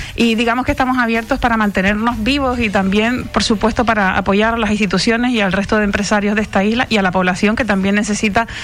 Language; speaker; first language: Spanish; native; Spanish